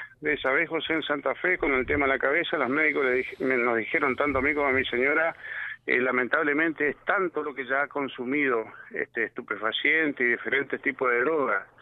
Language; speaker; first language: Spanish; native; Spanish